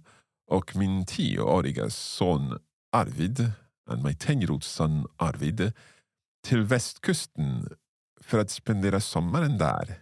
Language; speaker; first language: Swedish; non-native, learner; English